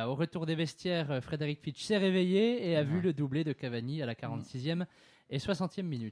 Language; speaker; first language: French; native; French